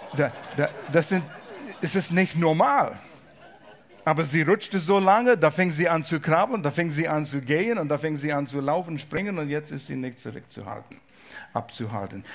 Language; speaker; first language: German; non-native, fluent; English